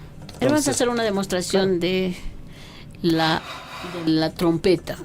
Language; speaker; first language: Spanish; native; Spanish